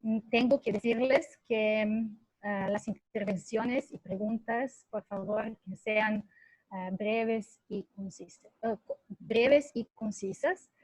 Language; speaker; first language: Spanish; non-native, fluent; Serbian